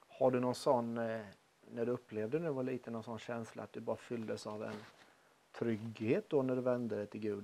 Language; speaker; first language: Swedish; native; Swedish